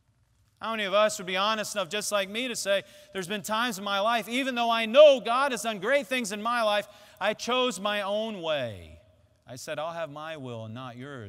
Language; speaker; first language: English; native; English